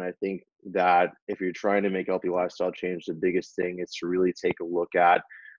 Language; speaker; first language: English; native; English